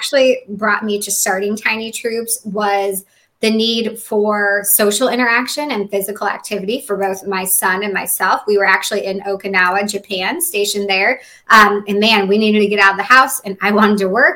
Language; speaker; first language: English; native; English